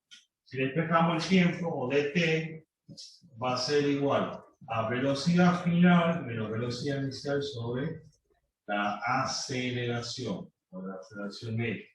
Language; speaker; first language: Spanish; native; Spanish